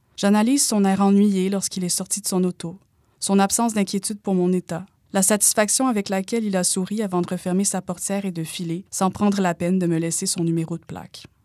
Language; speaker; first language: French; native; French